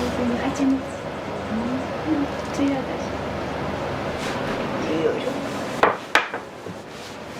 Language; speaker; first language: Japanese; native; Japanese